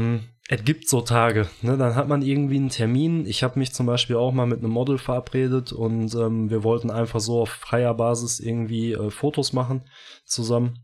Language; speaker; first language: German; native; German